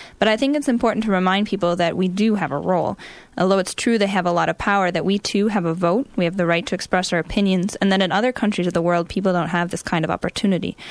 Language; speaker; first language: English; native; English